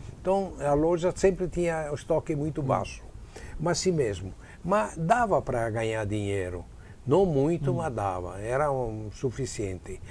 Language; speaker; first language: Portuguese; non-native, fluent; Italian